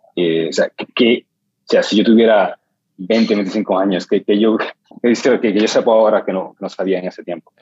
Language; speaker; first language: Spanish; native; Spanish